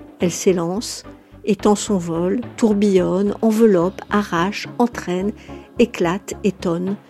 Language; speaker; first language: French; native; French